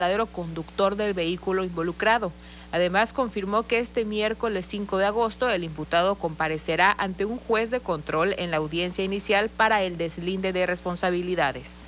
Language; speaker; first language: Spanish; native; Spanish